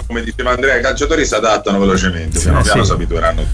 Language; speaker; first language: Italian; native; Italian